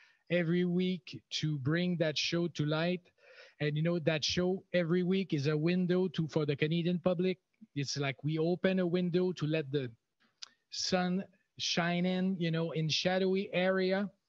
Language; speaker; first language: English; non-native, fluent; French